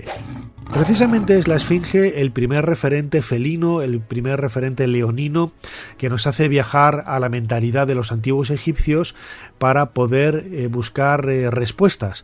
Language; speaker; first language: Spanish; native; Spanish